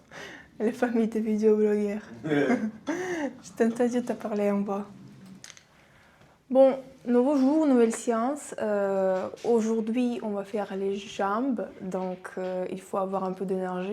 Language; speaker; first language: French; non-native, fluent; Russian